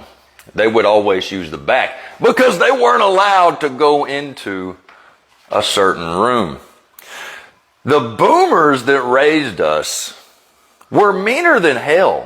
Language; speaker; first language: English; native; English